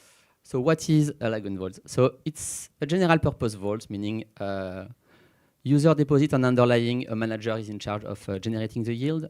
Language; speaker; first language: English; non-native, fluent; French